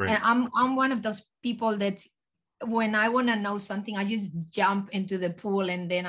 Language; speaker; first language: English; non-native, fluent; Spanish